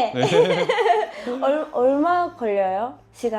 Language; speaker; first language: Korean; non-native, learner; Japanese